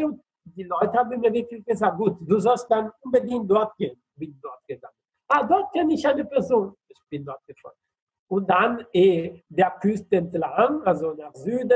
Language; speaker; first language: German; non-native, fluent; Italian